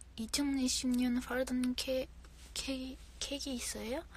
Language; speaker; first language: Korean; non-native, learner; Japanese